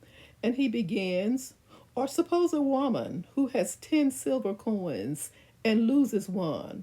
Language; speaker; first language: English; native; English